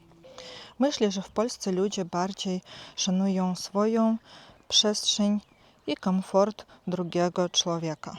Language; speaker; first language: Polish; non-native, fluent; Ukrainian